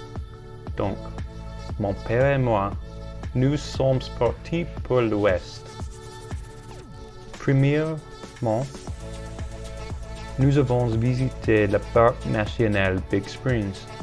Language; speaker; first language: French; non-native, learner; English